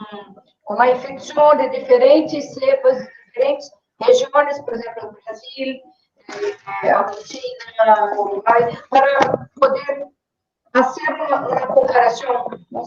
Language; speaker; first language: Spanish; non-native, learner; Portuguese